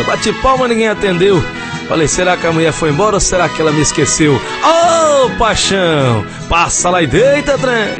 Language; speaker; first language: Portuguese; native; Portuguese